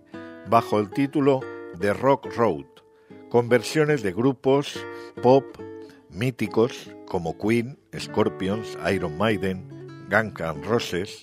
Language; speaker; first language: Spanish; native; Spanish